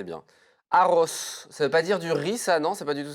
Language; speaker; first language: French; native; French